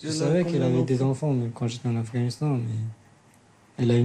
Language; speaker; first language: French; non-native, fluent; Persian